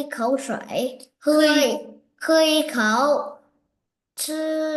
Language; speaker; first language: Chinese; non-native, learner; Vietnamese